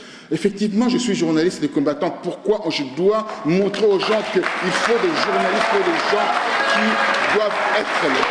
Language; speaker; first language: French; non-native, local second language; Lingala